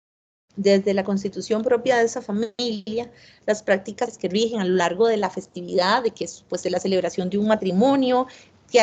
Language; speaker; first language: Spanish; native; Spanish